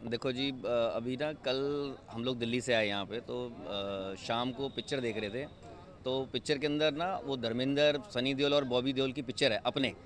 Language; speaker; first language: Hindi; non-native, local second language; Punjabi